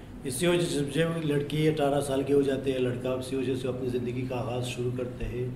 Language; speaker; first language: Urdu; non-native, local second language; Punjabi